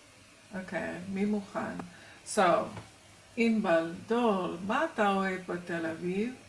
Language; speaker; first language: Hebrew; non-native, fluent; English